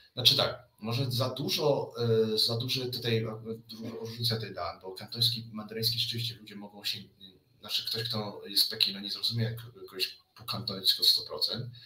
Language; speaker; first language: Polish; early bilingual, other home language; Chinese